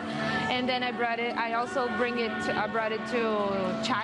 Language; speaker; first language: English; non-native, fluent; Portuguese